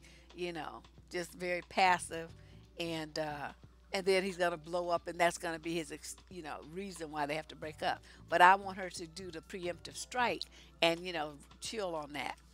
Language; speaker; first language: English; native; English